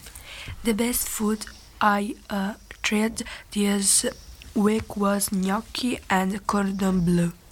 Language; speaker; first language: English; non-native, learner; Italian